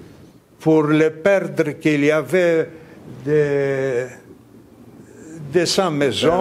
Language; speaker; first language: French; non-native, fluent; Greek